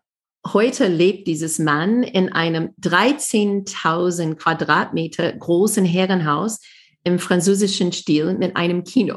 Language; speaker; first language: German; non-native, fluent; English